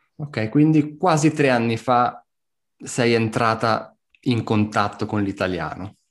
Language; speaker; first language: Italian; native; Italian